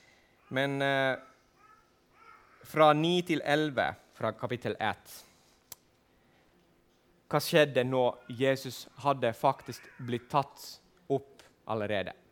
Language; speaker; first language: Swedish; non-native, fluent; Finnish